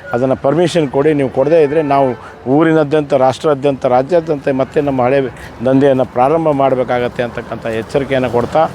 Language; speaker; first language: Kannada; non-native, local second language; Lambadi